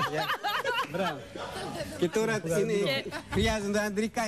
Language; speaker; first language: Greek; non-native, fluent; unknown